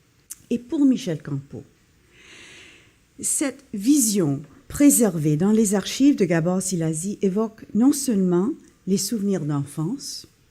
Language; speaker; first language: French; non-native, local second language; English